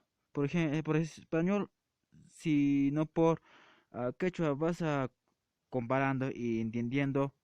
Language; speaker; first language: Spanish; non-native, local second language; Quechua